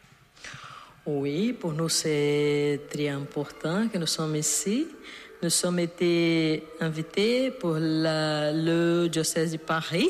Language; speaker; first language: French; non-native, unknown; Portuguese